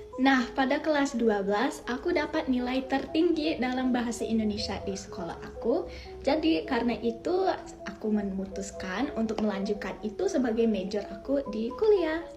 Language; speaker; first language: Indonesian; non-native, fluent; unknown